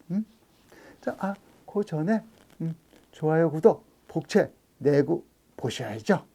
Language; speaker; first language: Korean; native; Korean